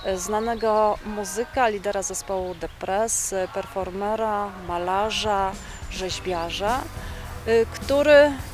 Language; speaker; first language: Polish; native; Polish